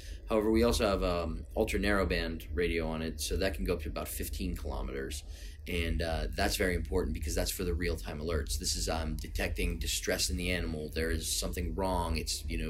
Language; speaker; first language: English; native; English